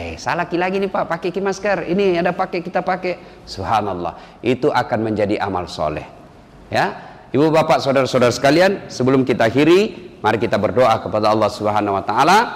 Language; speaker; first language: Indonesian; native; Indonesian